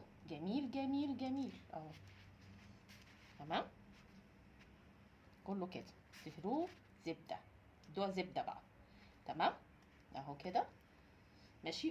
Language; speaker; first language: Arabic; native; Arabic